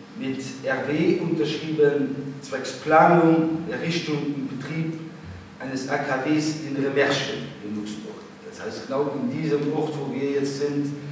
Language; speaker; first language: German; non-native, local second language; Luxembourgish